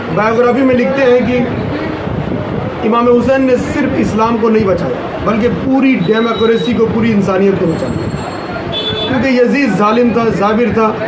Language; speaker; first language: Urdu; native; Urdu